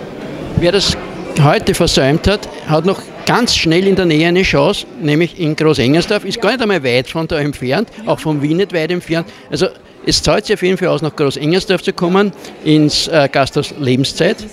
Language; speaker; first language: German; native; German